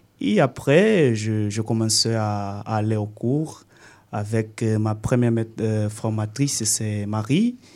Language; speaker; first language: French; non-native, learner; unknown